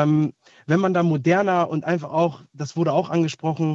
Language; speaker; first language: German; native; German